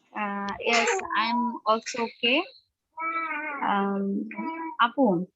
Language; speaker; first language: English; non-native, learner; Bangla